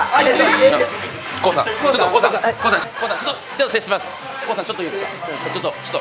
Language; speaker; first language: Japanese; native; Japanese